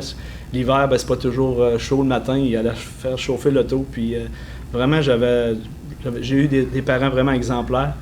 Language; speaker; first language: French; native; French